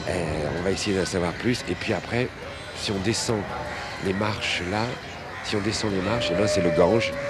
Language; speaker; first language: French; native; French